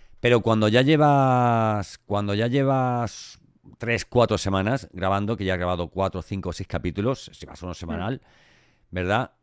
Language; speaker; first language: Spanish; native; Spanish